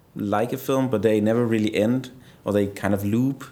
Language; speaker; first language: English; non-native, fluent; Danish